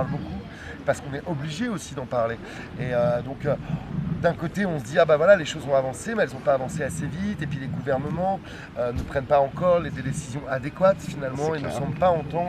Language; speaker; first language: French; native; French